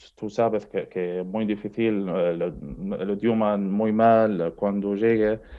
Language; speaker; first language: Spanish; non-native, learner; Arabic